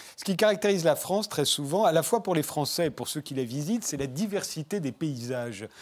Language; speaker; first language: French; native; French